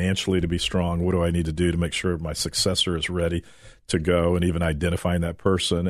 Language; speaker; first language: English; native; English